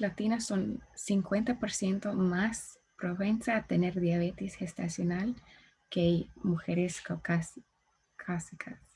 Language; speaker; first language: Spanish; non-native, learner; English